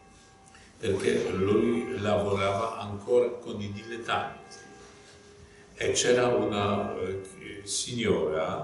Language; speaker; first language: Italian; non-native, fluent; Polish